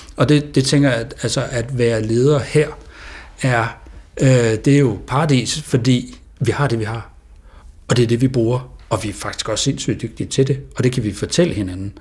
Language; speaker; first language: Danish; native; Danish